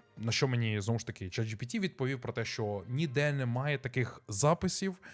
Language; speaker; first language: Ukrainian; native; Ukrainian